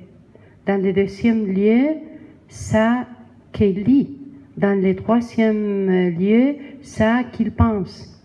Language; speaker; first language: French; non-native, learner; Spanish